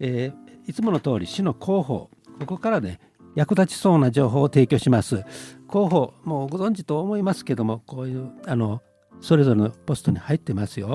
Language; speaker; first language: Japanese; native; Japanese